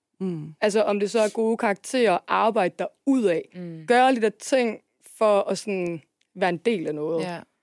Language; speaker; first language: Danish; native; Danish